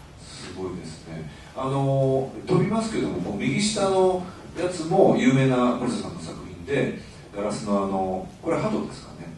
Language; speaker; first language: Japanese; native; Japanese